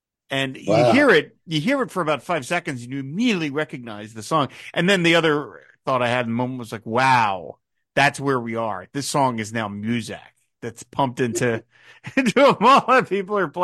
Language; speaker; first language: English; native; English